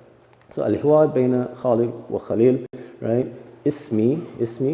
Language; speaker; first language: Arabic; non-native, learner; English